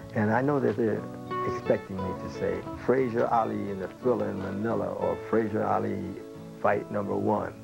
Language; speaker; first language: English; native; English